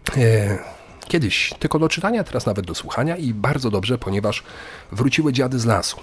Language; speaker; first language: Polish; native; Polish